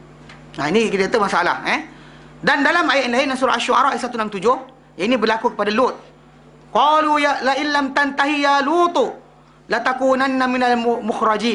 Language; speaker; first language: Malay; native; Malay